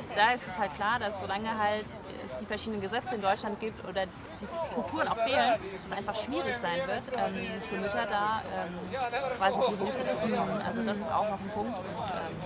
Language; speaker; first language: German; early bilingual, heritage; French